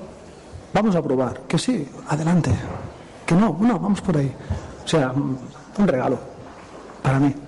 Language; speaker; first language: Spanish; non-native, local second language; Catalan